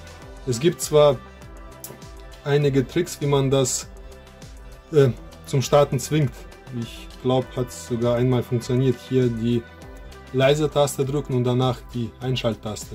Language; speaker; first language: German; non-native, fluent; Russian